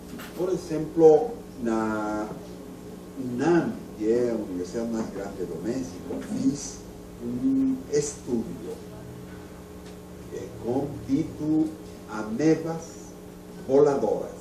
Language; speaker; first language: Portuguese; non-native, learner; Spanish